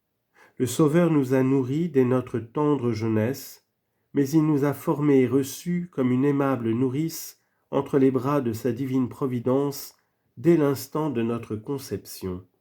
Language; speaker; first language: French; native; French